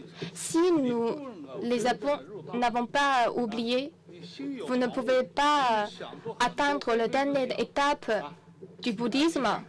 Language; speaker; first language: French; non-native, fluent; Chinese